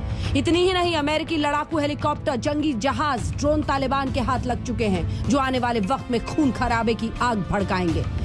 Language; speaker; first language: Hindi; native; Hindi